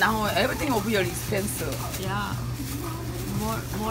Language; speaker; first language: English; non-native, learner; Korean